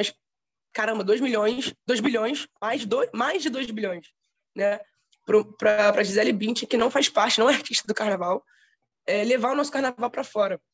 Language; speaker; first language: Portuguese; native; Portuguese